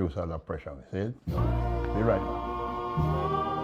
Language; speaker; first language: English; native; English